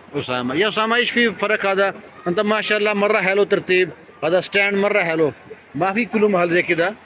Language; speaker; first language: Arabic; non-native, learner; Urdu